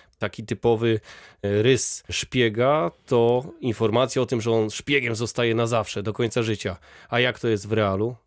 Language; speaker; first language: Polish; native; Polish